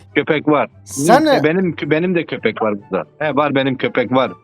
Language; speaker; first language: Turkish; early bilingual, heritage; Turkish